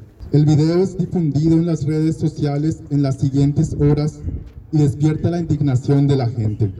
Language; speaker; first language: Spanish; native; Spanish